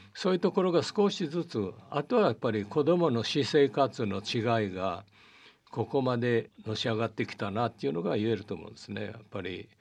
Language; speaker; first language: Japanese; early bilingual, heritage; Portuguese